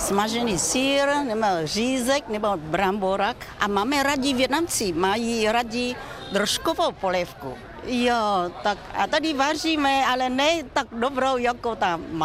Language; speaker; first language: Czech; non-native, local second language; Vietnamese